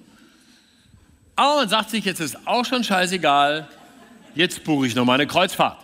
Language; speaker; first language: German; native; German